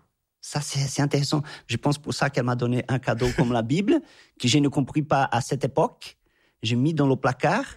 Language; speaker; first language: French; non-native, fluent; Portuguese